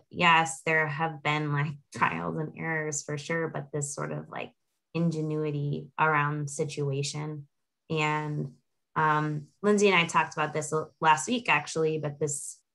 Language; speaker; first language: English; native; English